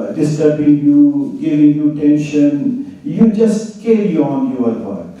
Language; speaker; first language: English; non-native, local second language; Urdu